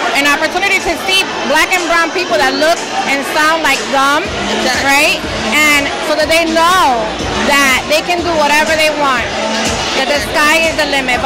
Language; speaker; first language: English; early bilingual, other home language; Spanish